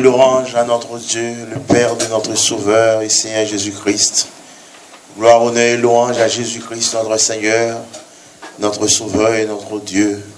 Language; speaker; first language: French; non-native, local second language; Haitian Creole